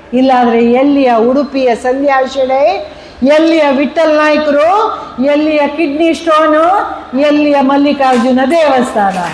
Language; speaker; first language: Kannada; non-native, local second language; Konkani